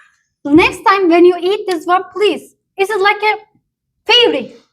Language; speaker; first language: English; non-native, learner; Turkish